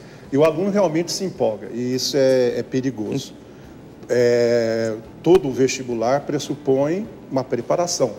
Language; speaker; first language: Portuguese; native; Portuguese